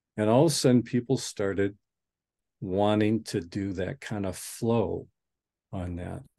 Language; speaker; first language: English; native; English